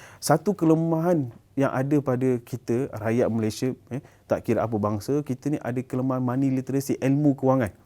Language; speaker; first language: Malay; native; Malay